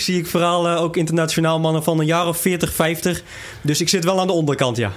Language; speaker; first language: Dutch; native; Dutch